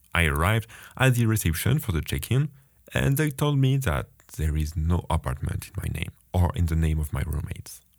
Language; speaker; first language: English; non-native, fluent; French